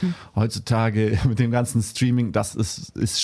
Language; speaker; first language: German; early bilingual, heritage; German